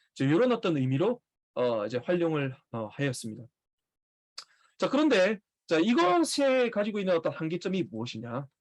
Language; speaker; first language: Korean; native; Korean